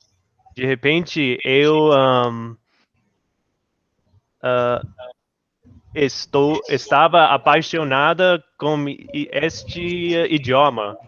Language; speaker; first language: Portuguese; non-native, learner; English